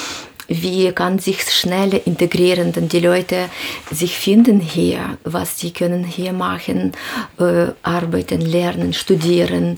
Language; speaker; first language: German; non-native, learner; Ukrainian